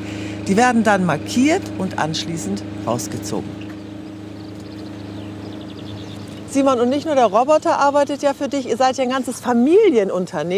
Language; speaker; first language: German; native; German